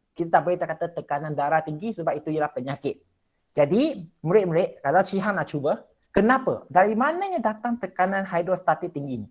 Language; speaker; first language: Malay; non-native, local second language; Chinese